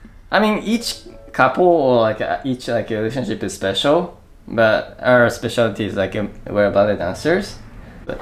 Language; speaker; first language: English; non-native, fluent; Japanese